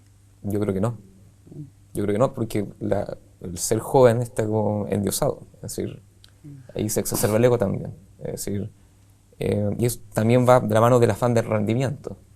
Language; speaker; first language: Spanish; native; Spanish